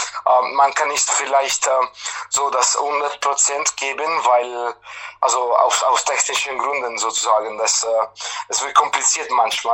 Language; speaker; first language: German; non-native, fluent; Italian